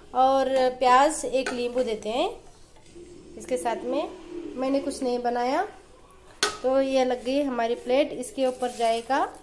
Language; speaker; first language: Hindi; non-native, local second language; Urdu